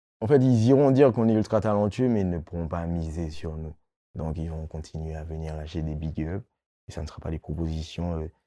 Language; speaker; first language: French; non-native, local second language; Guadeloupean Creole French